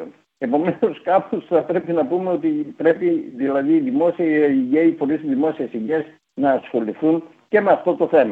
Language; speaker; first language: Greek; native; Greek